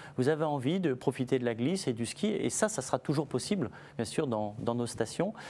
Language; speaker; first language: French; native; French